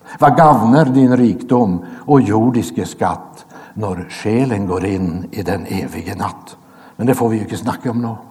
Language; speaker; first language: Swedish; native; Swedish